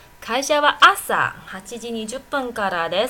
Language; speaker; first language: Japanese; non-native, fluent; Chinese